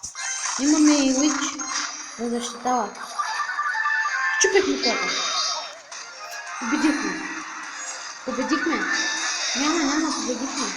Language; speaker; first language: Bulgarian; native; Bulgarian